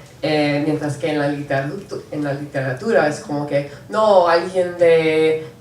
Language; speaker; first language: Spanish; non-native, local second language; English